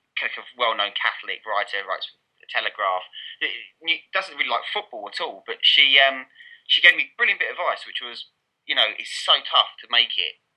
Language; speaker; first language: English; native; English